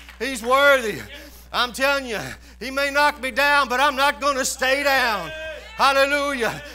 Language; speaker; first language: English; native; English